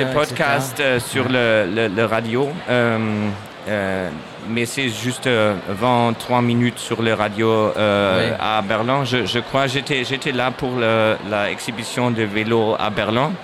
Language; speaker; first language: French; non-native, learner; German